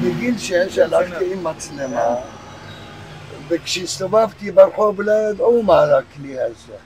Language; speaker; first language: Hebrew; early bilingual, other home language; Arabic